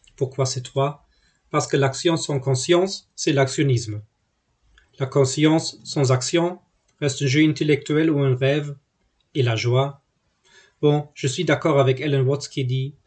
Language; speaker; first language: French; non-native, fluent; German